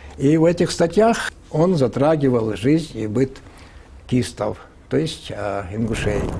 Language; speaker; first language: Russian; non-native, local second language; Ingush